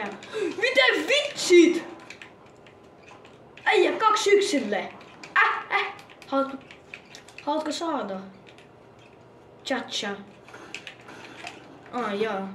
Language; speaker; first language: Finnish; early bilingual, other home language; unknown